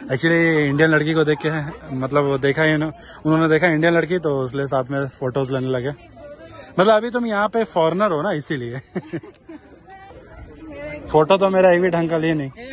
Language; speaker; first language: Hindi; non-native, local second language; Bangla